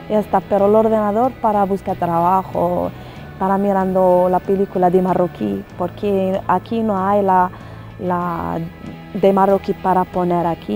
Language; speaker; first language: Spanish; non-native, learner; Arabic